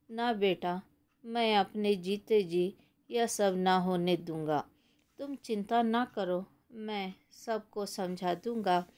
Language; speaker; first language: Hindi; non-native, local second language; Kannada